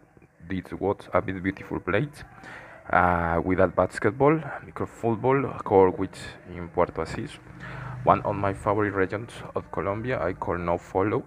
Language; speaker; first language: English; non-native, learner; Spanish